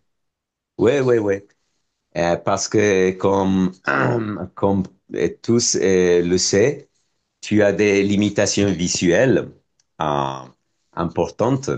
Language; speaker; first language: French; non-native, fluent; Spanish